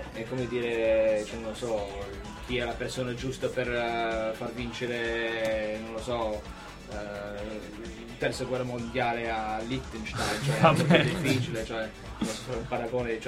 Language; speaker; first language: Italian; non-native, fluent; English